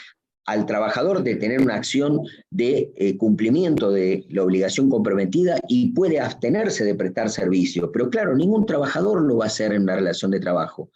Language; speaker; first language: Spanish; native; Spanish